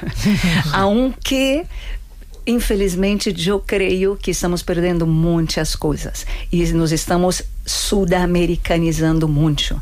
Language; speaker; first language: Spanish; non-native, fluent; Portuguese